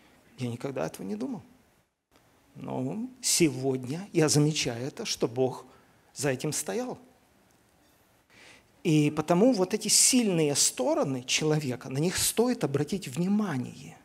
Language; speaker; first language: Russian; native; Russian